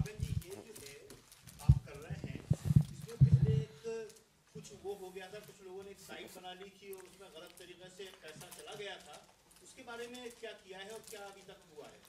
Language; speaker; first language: Hindi; native; Hindi